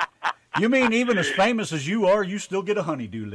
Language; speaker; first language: English; native; English